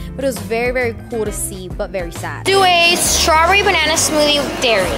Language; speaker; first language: English; native; English